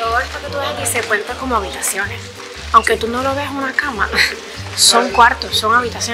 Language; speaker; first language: Spanish; native; Spanish